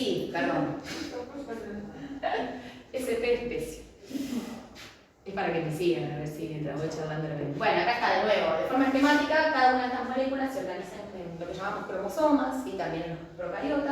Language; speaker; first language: Spanish; native; Spanish